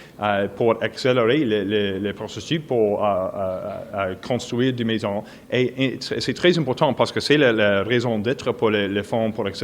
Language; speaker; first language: French; non-native, local second language; English